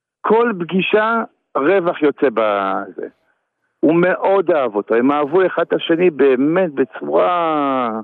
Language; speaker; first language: Hebrew; native; Hebrew